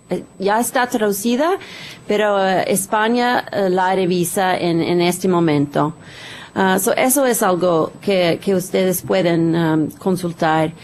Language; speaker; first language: Spanish; non-native, fluent; English